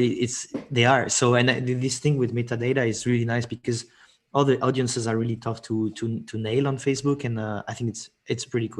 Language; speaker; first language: English; non-native, fluent; French